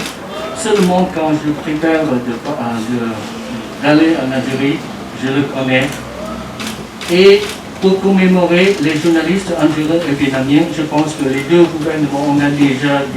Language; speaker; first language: French; non-native, learner; Vietnamese